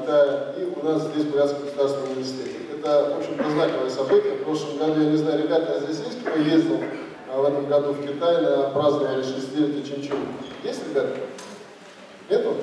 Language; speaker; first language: Russian; native; Russian